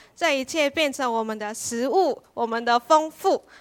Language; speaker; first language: Chinese; non-native, fluent; Korean